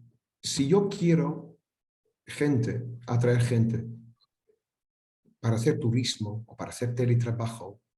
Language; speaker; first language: Spanish; non-native, fluent; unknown